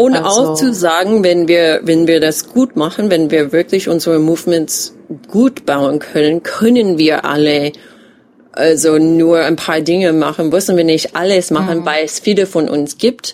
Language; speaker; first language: German; non-native, fluent; English